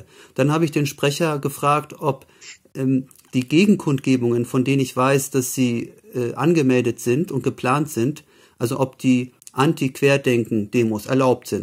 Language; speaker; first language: German; native; German